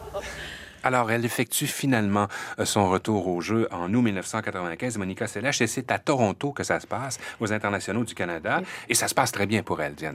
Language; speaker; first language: French; native; French